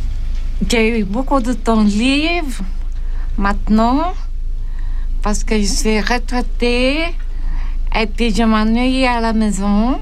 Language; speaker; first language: French; non-native, learner; Filipino